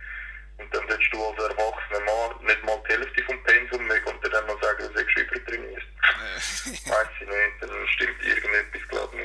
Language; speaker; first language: German; native; German